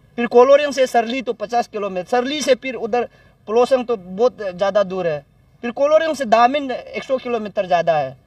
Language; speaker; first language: Hindi; non-native, local second language; Nyishi